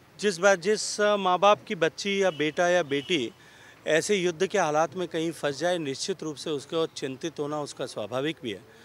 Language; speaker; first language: Hindi; native; Hindi